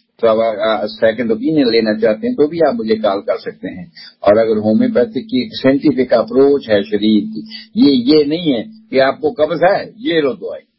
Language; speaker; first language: Hindi; non-native, local second language; Punjabi